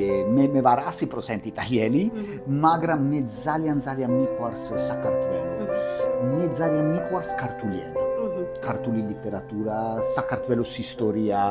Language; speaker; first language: Georgian; non-native, learner; Italian